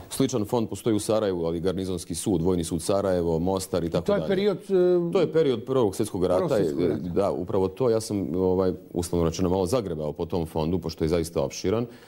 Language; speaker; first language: Croatian; native; Croatian